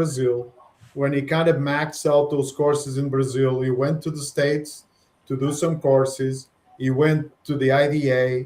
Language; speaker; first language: English; non-native, fluent; Portuguese